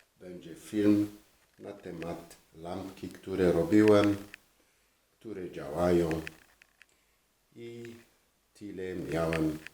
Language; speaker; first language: Polish; non-native, learner; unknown